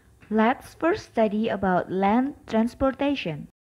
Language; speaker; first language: English; non-native, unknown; Indonesian